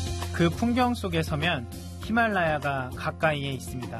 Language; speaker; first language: Korean; native; Korean